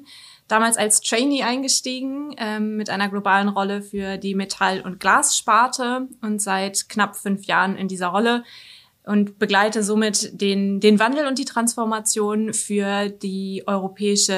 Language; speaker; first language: German; native; German